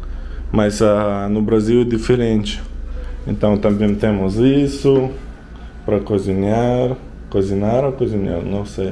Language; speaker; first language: Portuguese; non-native, learner; Russian